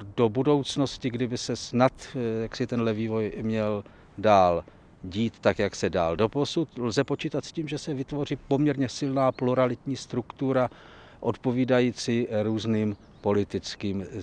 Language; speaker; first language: Czech; native; Czech